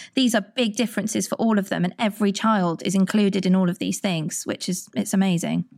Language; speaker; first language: English; native; English